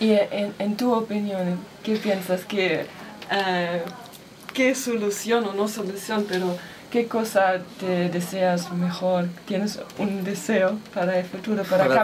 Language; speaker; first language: Spanish; non-native, learner; German